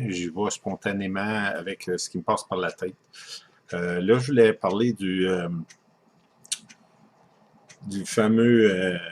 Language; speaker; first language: French; native; French